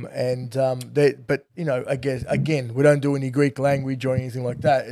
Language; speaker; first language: English; native; English